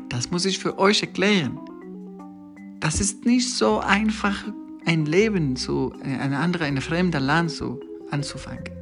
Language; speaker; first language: German; non-native, learner; Persian